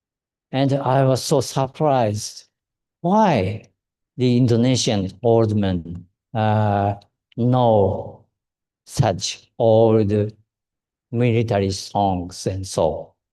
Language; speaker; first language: English; non-native, fluent; Japanese